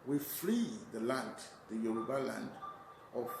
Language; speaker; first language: English; non-native, local second language; Yoruba